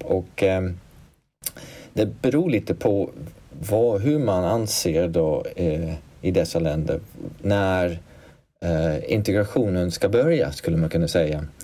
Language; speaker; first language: Swedish; non-native, fluent; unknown